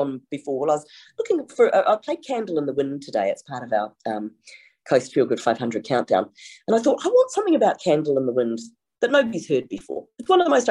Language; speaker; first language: English; native; English